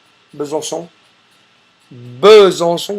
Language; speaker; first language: French; native; French